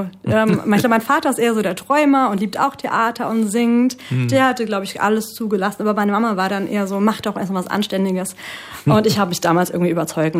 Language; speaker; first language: German; native; German